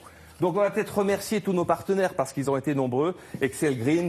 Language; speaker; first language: French; native; French